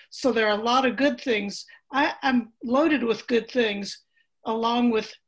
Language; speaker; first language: English; native; English